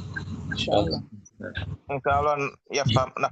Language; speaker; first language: Arabic; non-native, learner; Indonesian